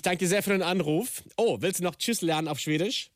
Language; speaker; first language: German; native; German